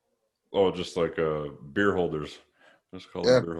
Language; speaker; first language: English; native; English